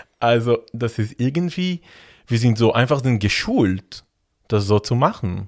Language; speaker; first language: German; non-native, fluent; Hebrew